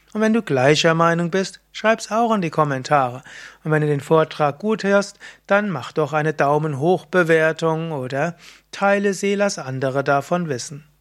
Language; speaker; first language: German; native; German